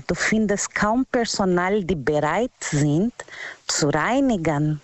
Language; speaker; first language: German; non-native, learner; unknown